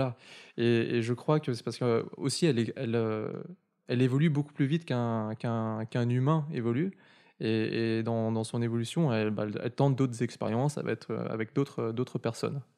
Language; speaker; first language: French; native; French